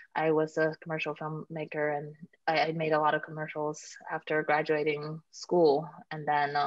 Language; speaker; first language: English; native; English